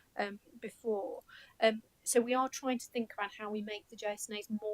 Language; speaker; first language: English; native; English